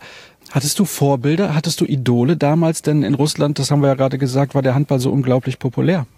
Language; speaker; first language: German; native; German